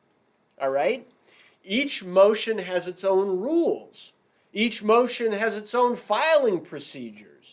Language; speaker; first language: English; native; English